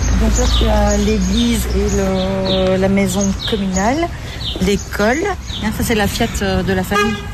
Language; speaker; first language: French; native; French